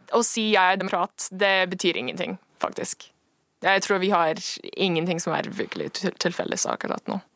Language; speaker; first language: Norwegian; non-native, fluent; English